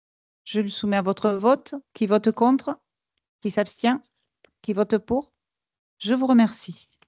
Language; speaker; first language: French; native; French